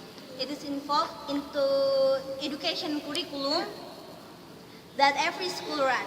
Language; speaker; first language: English; non-native, learner; Indonesian